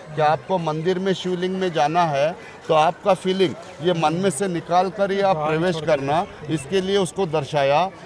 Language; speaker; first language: Hindi; non-native, local second language; Marathi